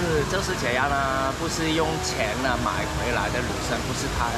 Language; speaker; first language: Chinese; non-native, local second language; Cantonese